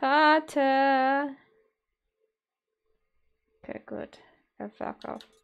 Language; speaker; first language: German; non-native, learner; Dutch